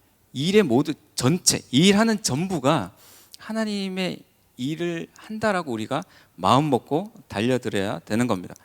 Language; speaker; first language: Korean; native; Korean